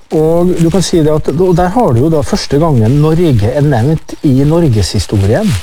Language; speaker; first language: Norwegian; native; Norwegian